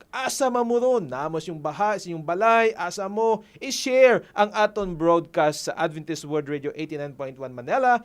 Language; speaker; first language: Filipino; non-native, local second language; Hiligaynon